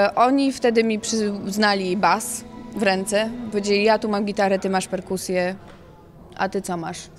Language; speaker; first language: Polish; native; Polish